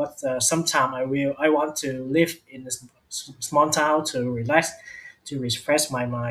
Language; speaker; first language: English; non-native, learner; Vietnamese